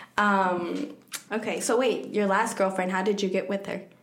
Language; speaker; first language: English; early bilingual, other home language; Spanish